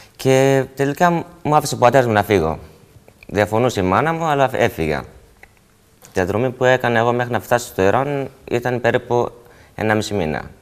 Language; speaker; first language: Greek; non-native, fluent; Persian